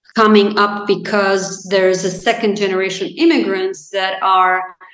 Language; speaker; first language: English; non-native, fluent; Azerbaijani